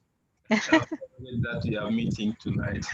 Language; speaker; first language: English; non-native, learner; French